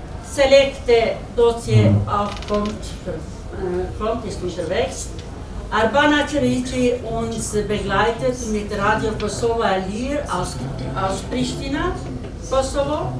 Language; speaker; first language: German; non-native, learner; Albanian